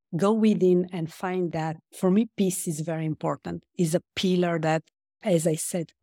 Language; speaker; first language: English; non-native, fluent; Romanian